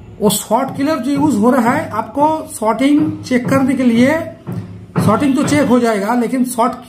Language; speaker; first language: Hindi; native; Hindi